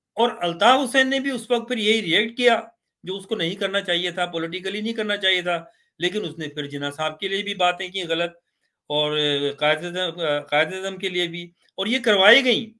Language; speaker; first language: Urdu; native; Urdu